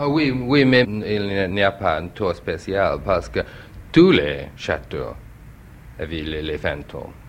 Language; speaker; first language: French; non-native, learner; English